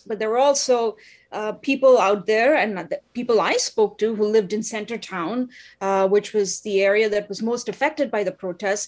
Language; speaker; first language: English; non-native, local second language; Tamil